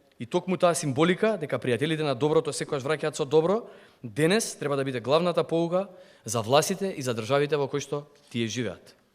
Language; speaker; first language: Macedonian; non-native, local second language; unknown